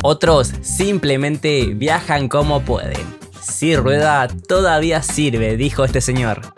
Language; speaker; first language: Spanish; native; Spanish